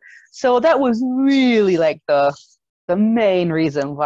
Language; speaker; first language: English; non-native, fluent; German